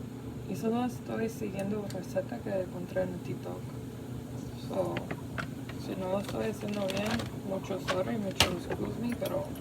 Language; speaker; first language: Spanish; early bilingual, heritage; Spanish